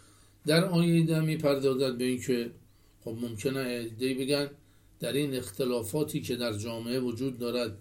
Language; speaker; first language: Persian; native; Persian